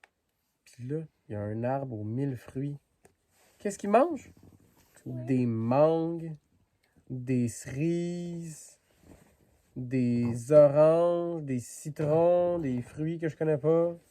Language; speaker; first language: French; native; French